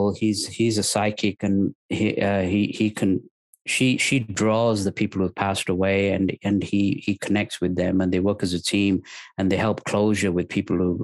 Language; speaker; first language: English; native; English